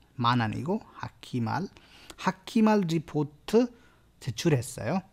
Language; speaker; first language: Korean; non-native, fluent; Hindi